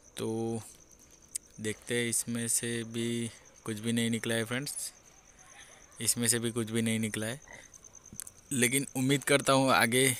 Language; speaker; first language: Hindi; native; Hindi